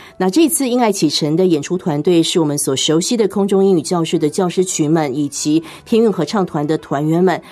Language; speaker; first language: Chinese; native; Chinese